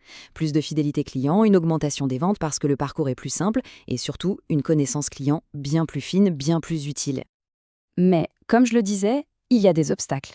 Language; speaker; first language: French; native; French